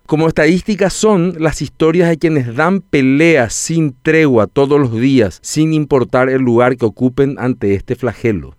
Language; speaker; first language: Spanish; native; Spanish